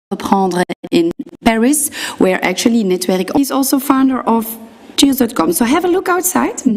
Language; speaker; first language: English; non-native, fluent; Dutch